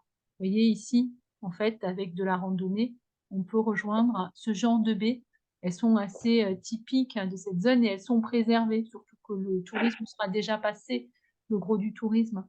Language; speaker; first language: French; native; French